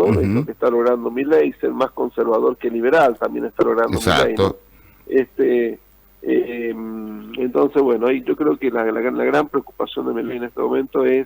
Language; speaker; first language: Spanish; native; Spanish